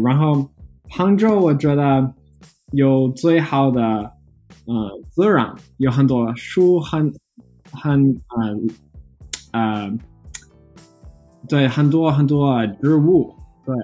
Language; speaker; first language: Chinese; non-native, learner; English